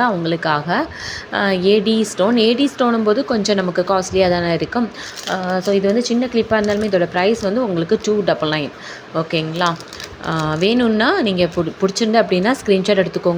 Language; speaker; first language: Tamil; native; Tamil